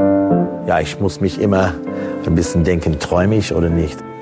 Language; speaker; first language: German; non-native, fluent; English